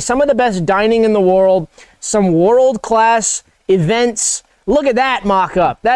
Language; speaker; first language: English; native; English